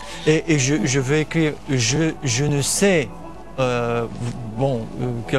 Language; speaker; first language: French; non-native, fluent; Romanian